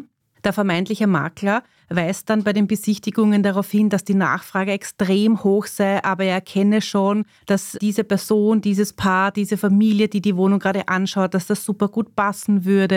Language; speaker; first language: German; native; German